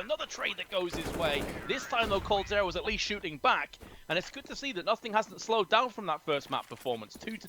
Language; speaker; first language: English; native; English